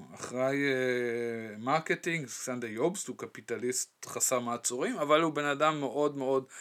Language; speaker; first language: Hebrew; non-native, fluent; German